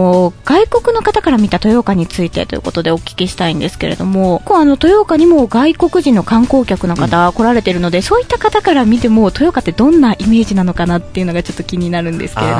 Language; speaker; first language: Japanese; native; Japanese